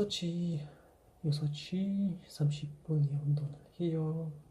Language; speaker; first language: Korean; non-native, fluent; Kazakh